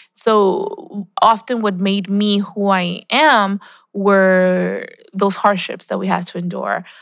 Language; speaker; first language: English; early bilingual, other home language; Spanish